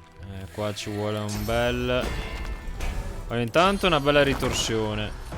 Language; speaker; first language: Italian; native; Italian